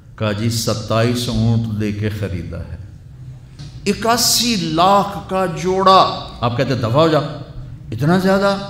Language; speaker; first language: Urdu; non-native, local second language; Punjabi